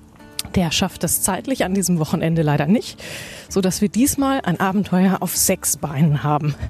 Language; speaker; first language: German; native; German